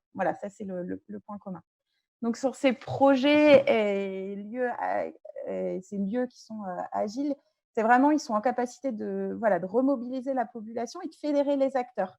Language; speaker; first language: French; native; French